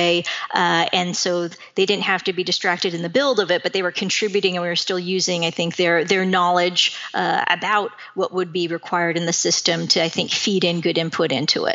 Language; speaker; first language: English; native; English